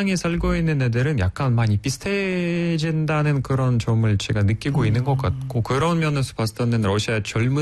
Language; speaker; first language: Korean; non-native, fluent; Russian